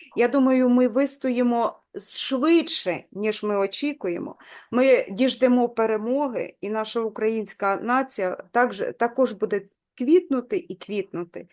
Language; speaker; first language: Ukrainian; native; Ukrainian